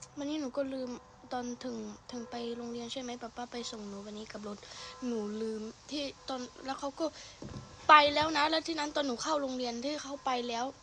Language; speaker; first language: Thai; early bilingual, heritage; Thai